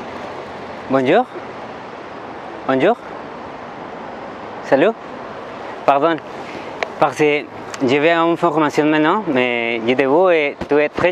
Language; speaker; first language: French; non-native, learner; Spanish